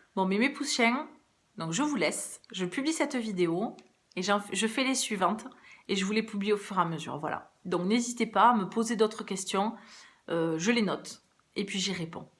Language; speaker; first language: French; early bilingual, other home language; Portuguese